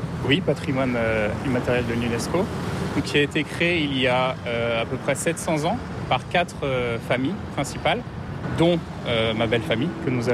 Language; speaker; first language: French; native; French